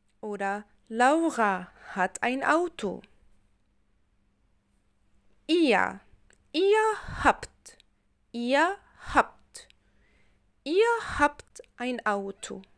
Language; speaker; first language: German; non-native, fluent; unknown